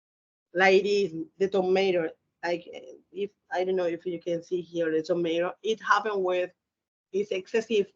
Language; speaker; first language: English; non-native, learner; Spanish